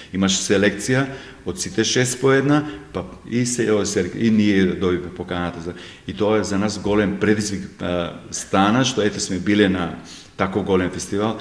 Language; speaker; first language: Macedonian; native; Macedonian